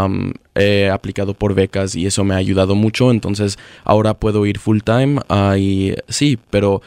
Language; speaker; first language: Spanish; early bilingual, other home language; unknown